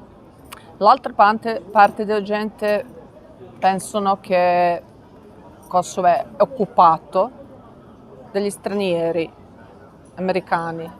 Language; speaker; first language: Italian; non-native, learner; Serbian